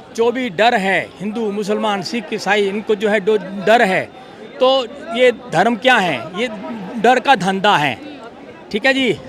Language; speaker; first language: Hindi; native; Hindi